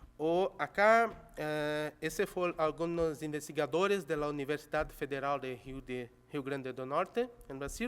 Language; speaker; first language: Spanish; non-native, local second language; Portuguese